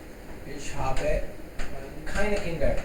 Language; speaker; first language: German; non-native, fluent; Hindi